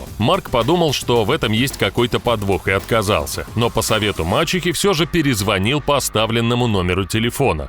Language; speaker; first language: Russian; native; Russian